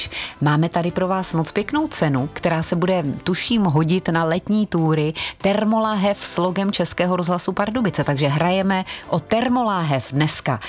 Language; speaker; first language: Czech; native; Czech